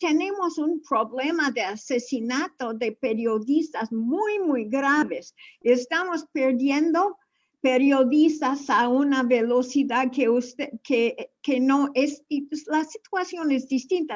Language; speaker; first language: Spanish; non-native, fluent; English